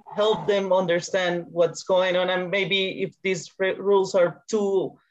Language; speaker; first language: English; non-native, fluent; Spanish